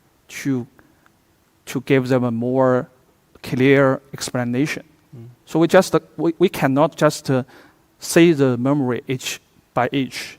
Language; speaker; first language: English; non-native, fluent; Chinese